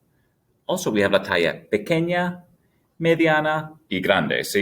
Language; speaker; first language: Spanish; non-native, fluent; English